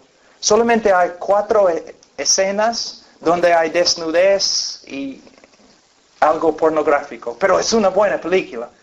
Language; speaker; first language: Spanish; non-native, fluent; English